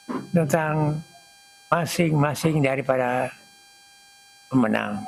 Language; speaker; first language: Indonesian; non-native, local second language; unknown